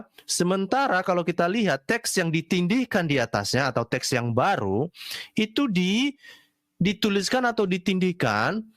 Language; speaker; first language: Indonesian; native; Indonesian